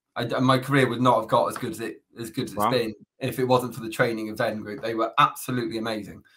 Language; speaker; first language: English; native; English